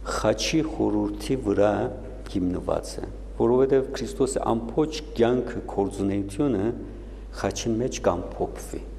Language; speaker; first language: Armenian; native; Armenian